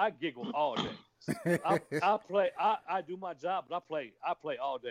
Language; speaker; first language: English; native; English